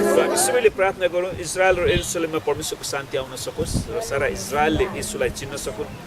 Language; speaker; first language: Nepali; native; Nepali